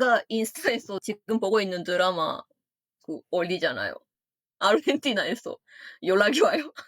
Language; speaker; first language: Korean; non-native, fluent; Japanese